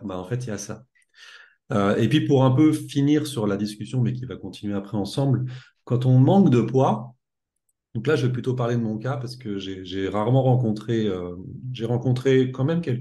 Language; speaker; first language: French; native; French